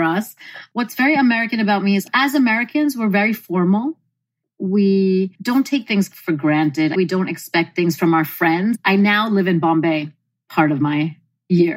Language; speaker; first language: English; native; English